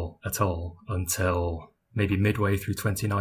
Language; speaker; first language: English; native; English